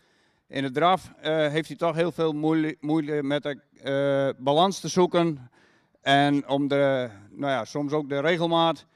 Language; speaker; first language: Dutch; native; Dutch